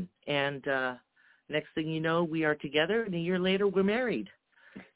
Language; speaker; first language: English; early bilingual, other home language; Japanese